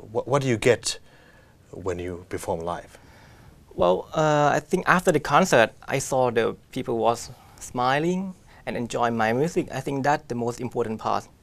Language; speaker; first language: English; non-native, fluent; Thai